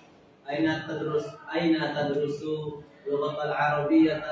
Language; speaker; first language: Arabic; non-native, learner; Indonesian